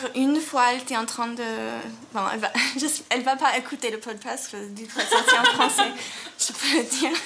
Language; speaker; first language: French; non-native, fluent; English